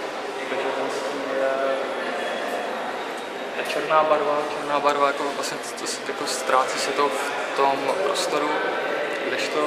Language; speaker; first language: Czech; native; Czech